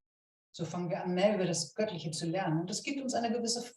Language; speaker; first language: German; native; German